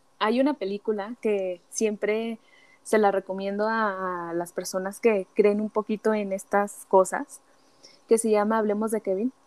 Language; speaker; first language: Spanish; native; Spanish